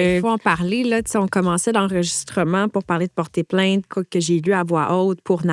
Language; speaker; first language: French; native; French